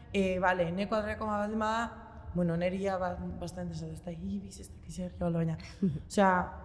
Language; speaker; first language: Basque; native; Basque